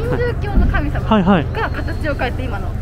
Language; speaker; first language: Japanese; native; Japanese